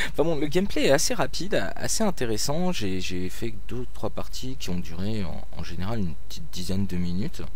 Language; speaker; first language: French; native; French